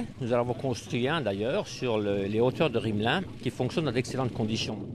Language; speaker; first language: French; native; French